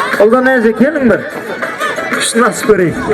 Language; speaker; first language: Kazakh; native; Kazakh